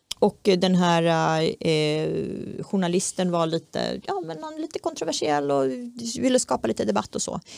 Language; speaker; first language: Swedish; early bilingual, other home language; Czech